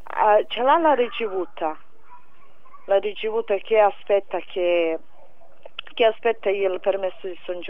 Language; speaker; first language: Italian; non-native, fluent; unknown